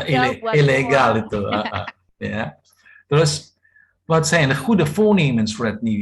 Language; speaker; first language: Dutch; non-native, learner; Indonesian